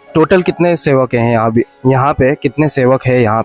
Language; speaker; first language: Hindi; non-native, local second language; Marathi